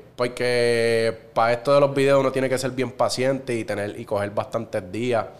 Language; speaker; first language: Spanish; native; Spanish